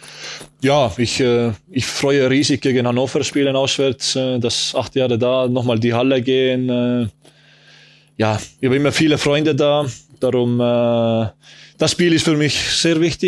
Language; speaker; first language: German; non-native, learner; Estonian